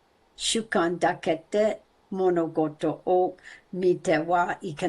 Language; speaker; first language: Japanese; non-native, learner; English